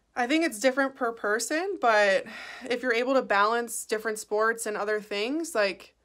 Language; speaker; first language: English; native; English